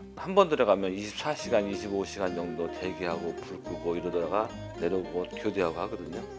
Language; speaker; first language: Korean; native; Korean